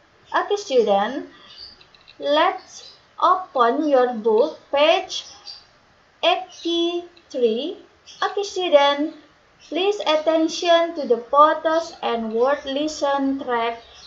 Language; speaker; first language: English; non-native, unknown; Indonesian